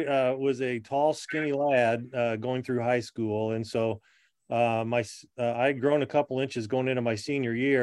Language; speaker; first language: English; native; English